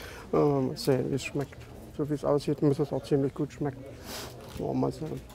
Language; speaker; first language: German; native; German